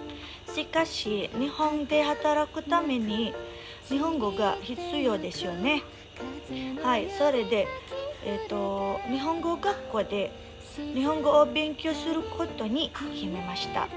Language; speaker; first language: Japanese; non-native, learner; Indonesian